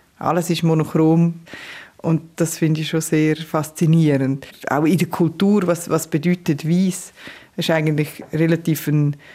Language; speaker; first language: German; native; German